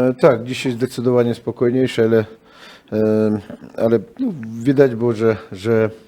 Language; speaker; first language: Polish; non-native, fluent; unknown